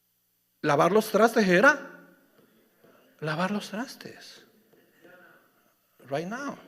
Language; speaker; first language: Spanish; native; Spanish